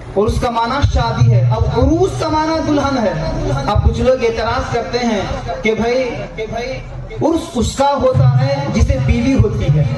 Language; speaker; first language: Urdu; native; Urdu